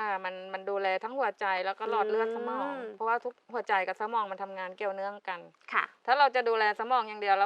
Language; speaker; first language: Thai; native; Thai